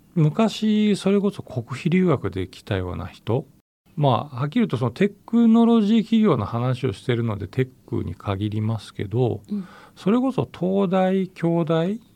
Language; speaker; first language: Japanese; native; Japanese